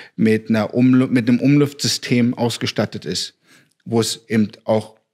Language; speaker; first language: German; native; German